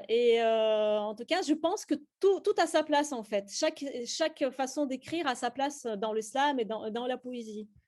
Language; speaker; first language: French; non-native, fluent; Russian